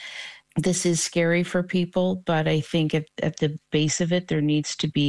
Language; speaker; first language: English; native; English